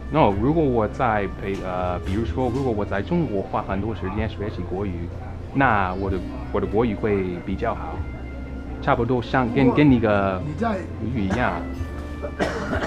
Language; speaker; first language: Chinese; non-native, fluent; English